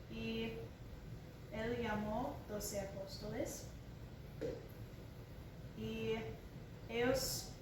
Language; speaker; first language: Spanish; non-native, learner; English